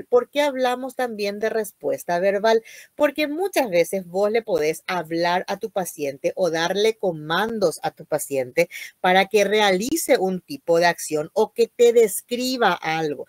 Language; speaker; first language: Spanish; native; Spanish